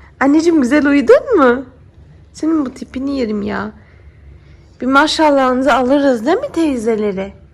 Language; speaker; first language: Turkish; early bilingual, heritage; Turkish